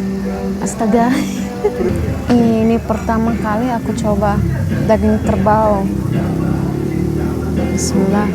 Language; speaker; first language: Indonesian; non-native, fluent; Arabic